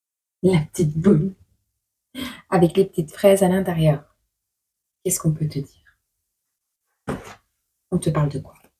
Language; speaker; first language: French; native; French